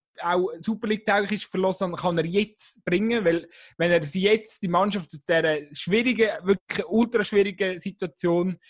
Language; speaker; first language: German; native; German